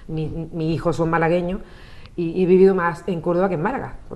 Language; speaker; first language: Spanish; native; Spanish